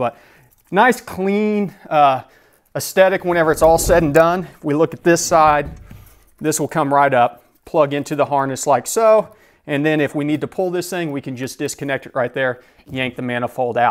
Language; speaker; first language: English; native; English